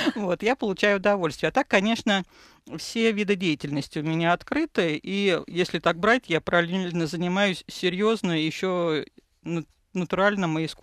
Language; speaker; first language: Russian; native; Russian